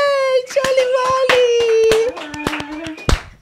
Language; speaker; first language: English; native; English